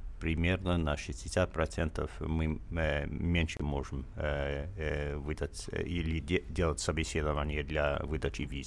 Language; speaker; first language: Russian; non-native, fluent; English